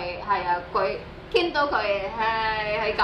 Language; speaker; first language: Chinese; non-native, learner; Indonesian